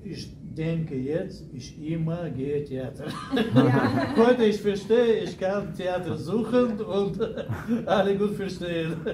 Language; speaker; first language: German; non-native, learner; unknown